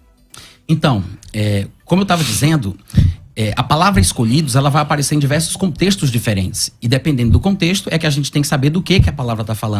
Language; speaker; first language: Portuguese; native; Portuguese